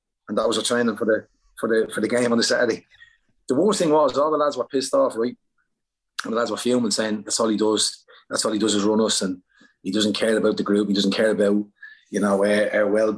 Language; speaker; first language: English; native; English